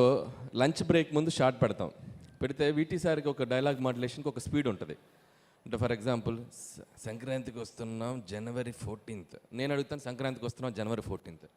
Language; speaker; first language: Telugu; native; Telugu